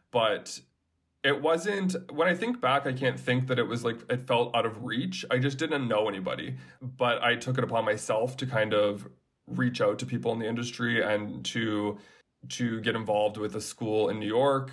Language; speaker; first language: English; native; English